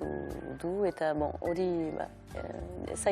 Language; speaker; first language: Basque; non-native, local second language; French